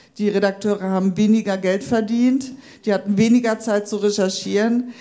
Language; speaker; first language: German; native; German